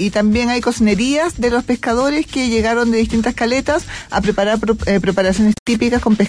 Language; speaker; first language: Spanish; native; Spanish